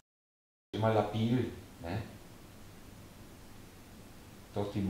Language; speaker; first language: German; native; German